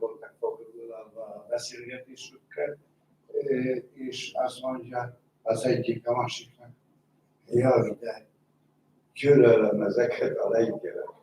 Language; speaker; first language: Hungarian; non-native, fluent; Polish